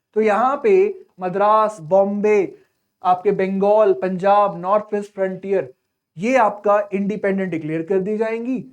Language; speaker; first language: Hindi; native; Hindi